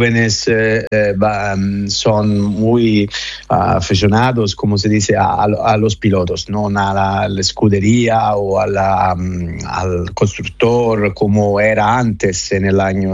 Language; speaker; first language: Spanish; non-native, fluent; Italian